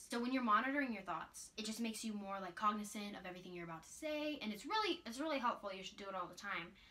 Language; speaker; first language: English; native; English